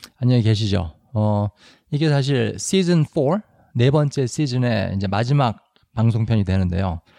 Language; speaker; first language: Korean; native; Korean